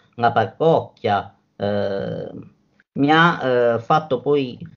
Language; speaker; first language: Italian; native; Italian